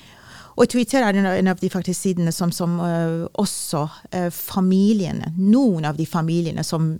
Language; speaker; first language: Norwegian; non-native, fluent; Persian